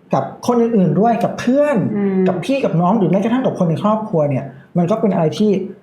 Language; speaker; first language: Thai; native; Thai